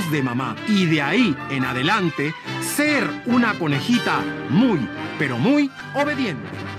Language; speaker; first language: Spanish; native; Spanish